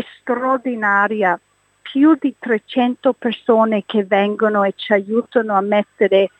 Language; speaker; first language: Italian; early bilingual, heritage; English